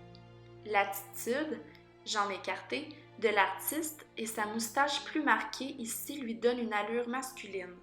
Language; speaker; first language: French; native; French